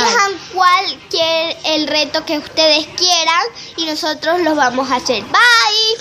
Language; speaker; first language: Spanish; native; Spanish